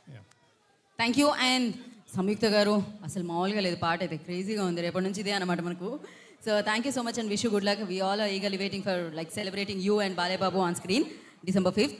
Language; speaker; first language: Telugu; native; Telugu